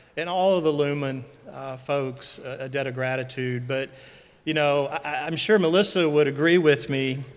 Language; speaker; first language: English; native; English